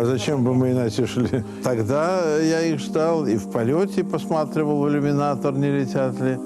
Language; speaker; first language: Russian; native; Russian